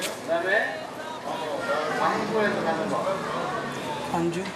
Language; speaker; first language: Korean; non-native, learner; Sinhala